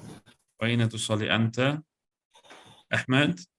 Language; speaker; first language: Arabic; non-native, fluent; English